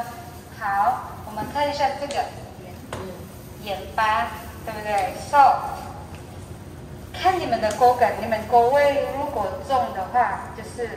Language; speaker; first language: Chinese; non-native, learner; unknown